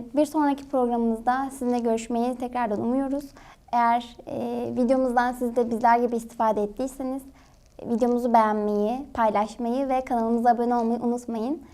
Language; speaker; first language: Turkish; native; Turkish